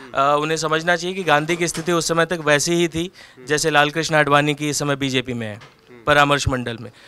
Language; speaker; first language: Hindi; native; Hindi